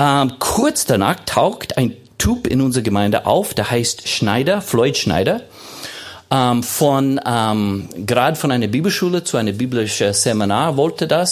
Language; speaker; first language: German; non-native, fluent; English